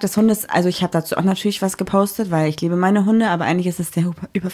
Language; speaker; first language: German; native; German